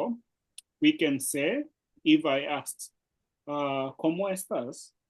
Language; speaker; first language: Spanish; non-native, learner; Swahili